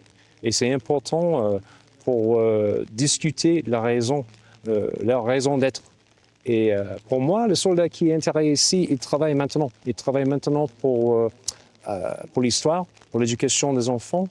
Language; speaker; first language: French; non-native, fluent; English